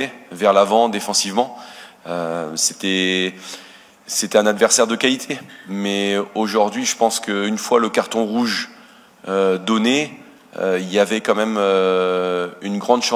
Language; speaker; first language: French; native; French